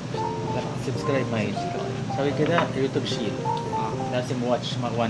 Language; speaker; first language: Arabic; non-native, learner; Filipino